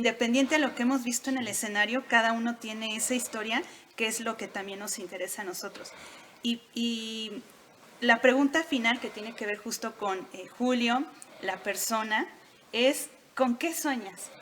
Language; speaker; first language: Spanish; native; Spanish